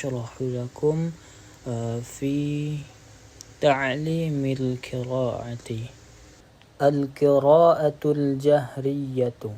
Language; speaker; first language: Arabic; non-native, learner; Indonesian